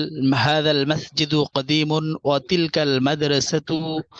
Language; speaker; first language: Arabic; non-native, learner; Bangla